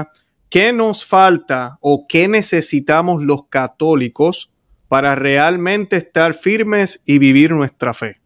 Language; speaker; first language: Spanish; native; Spanish